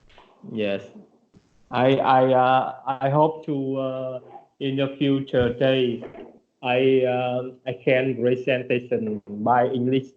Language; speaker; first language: English; non-native, learner; Vietnamese